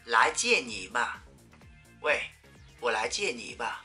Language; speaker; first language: Chinese; non-native, fluent; Vietnamese